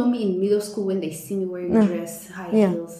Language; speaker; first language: English; non-native, local second language; Kinyarwanda